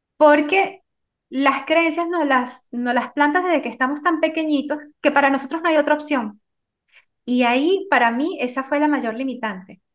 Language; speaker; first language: Spanish; native; Spanish